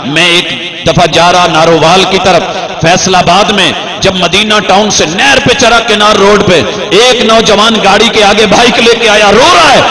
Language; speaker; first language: Urdu; non-native, local second language; Punjabi